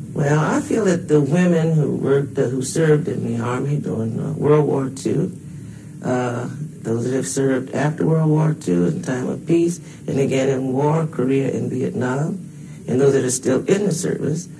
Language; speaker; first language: English; native; English